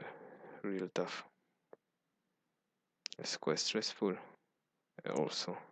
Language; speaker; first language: English; non-native, fluent; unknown